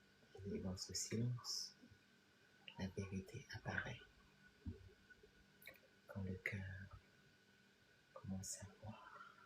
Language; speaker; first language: French; native; French